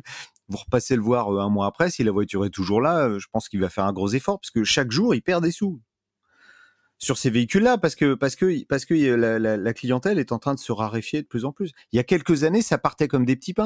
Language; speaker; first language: French; native; French